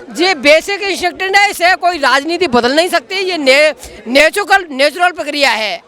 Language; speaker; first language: Hindi; native; Hindi